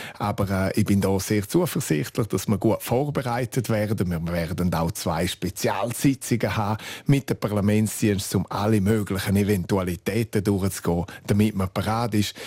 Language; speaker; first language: German; non-native, local second language; Romansh